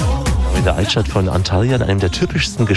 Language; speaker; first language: German; native; German